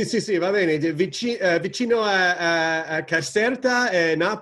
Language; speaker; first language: Italian; non-native, learner; English